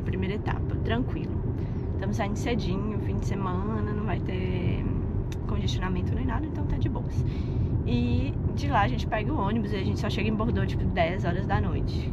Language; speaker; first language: Portuguese; native; Portuguese